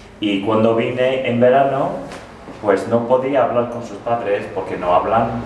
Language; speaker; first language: Spanish; non-native, fluent; English